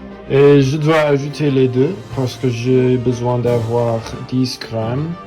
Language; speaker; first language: French; non-native, learner; English